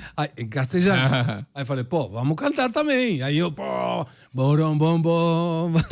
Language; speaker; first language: Portuguese; non-native, fluent; Spanish